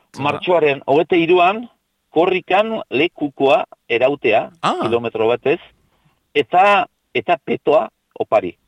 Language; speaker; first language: Basque; native; Basque